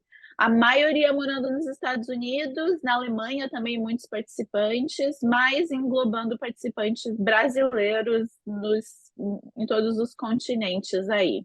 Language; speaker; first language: Portuguese; native; Portuguese